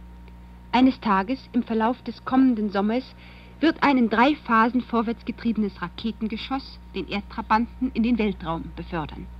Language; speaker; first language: German; native; German